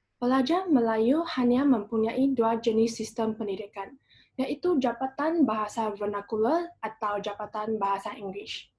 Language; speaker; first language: Malay; non-native, local second language; Chinese